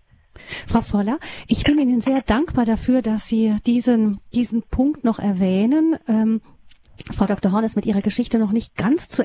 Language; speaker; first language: German; native; German